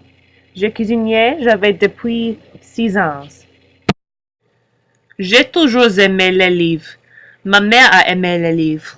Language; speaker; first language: French; non-native, learner; English